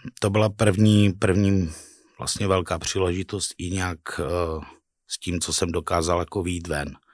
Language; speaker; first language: Czech; native; Czech